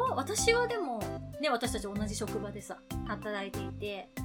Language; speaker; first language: Japanese; native; Japanese